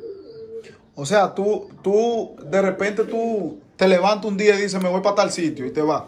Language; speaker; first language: Spanish; native; Spanish